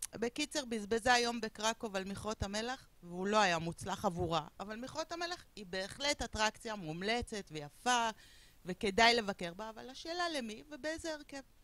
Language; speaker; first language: Hebrew; non-native, fluent; Spanish